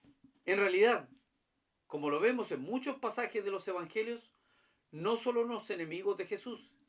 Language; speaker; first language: Spanish; native; Spanish